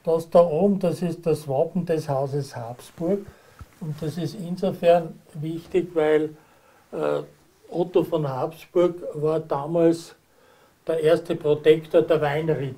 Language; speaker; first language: German; native; German